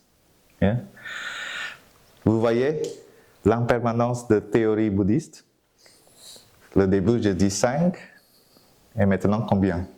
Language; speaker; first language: French; non-native, fluent; Vietnamese